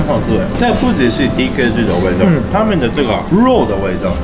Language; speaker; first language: Chinese; non-native, fluent; Japanese